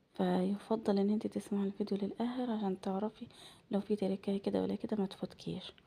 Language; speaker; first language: Arabic; native; Arabic